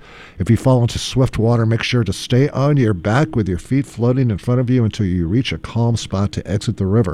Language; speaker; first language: English; native; English